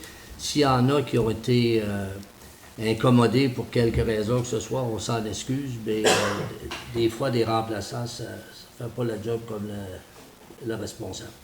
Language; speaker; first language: French; native; French